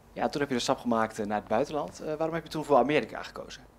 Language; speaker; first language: Dutch; native; Dutch